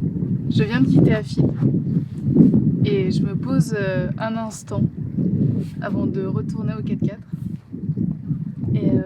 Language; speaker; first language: French; native; French